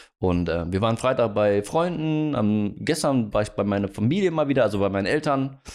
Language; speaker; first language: German; native; German